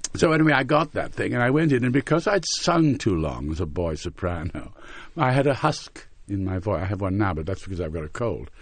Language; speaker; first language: English; native; English